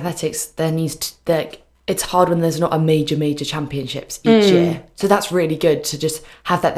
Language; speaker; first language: English; native; English